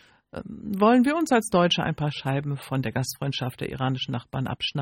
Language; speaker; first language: German; native; German